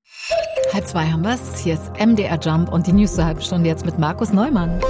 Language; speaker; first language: German; native; German